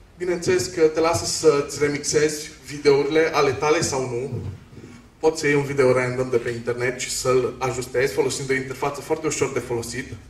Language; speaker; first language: Romanian; non-native, local second language; Hungarian